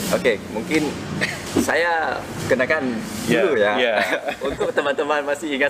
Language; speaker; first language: Indonesian; non-native, fluent; Vietnamese